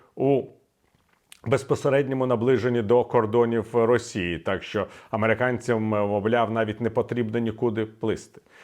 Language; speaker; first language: Ukrainian; non-native, local second language; Russian